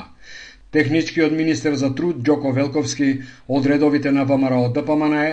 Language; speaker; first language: Macedonian; native; Macedonian